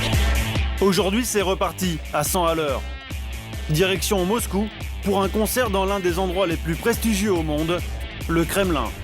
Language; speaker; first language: French; native; French